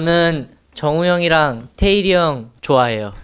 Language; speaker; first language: Korean; native; Korean